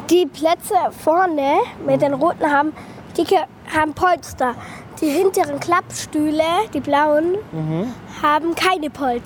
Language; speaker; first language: German; native; German